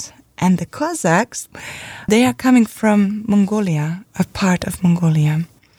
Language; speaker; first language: English; non-native, fluent; German